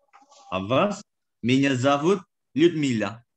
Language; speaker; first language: Russian; non-native, learner; Indonesian